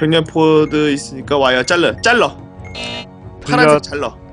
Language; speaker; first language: Korean; native; Korean